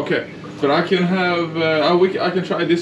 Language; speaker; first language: English; non-native, fluent; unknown